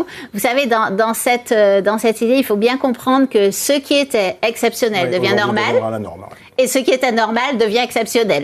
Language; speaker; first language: French; native; French